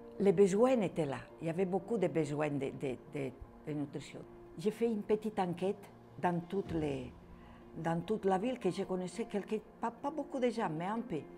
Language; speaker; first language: French; non-native, fluent; Spanish